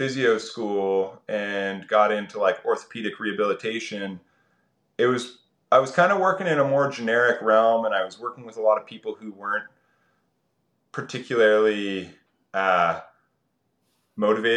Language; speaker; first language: English; native; English